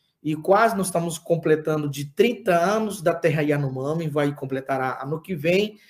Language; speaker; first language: Portuguese; non-native, local second language; Yanomámi